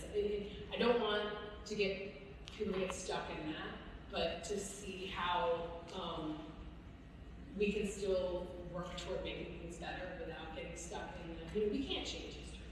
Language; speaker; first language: English; native; English